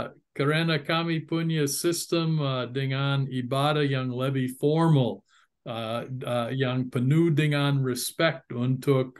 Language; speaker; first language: Indonesian; non-native, fluent; English